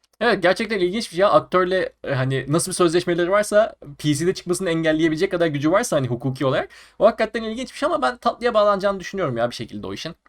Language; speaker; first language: Turkish; native; Turkish